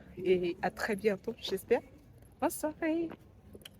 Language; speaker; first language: French; non-native, learner; Vietnamese